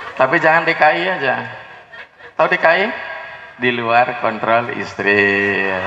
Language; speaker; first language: Indonesian; non-native, local second language; Balinese